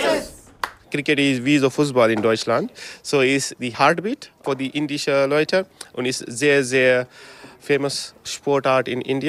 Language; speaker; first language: German; non-native, learner; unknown